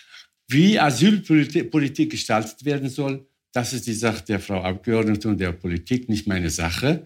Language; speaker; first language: German; non-native, fluent; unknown